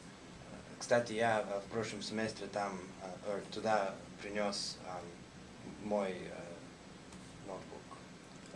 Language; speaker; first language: Russian; non-native, learner; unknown